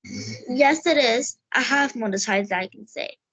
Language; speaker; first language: English; non-native, learner; Hindi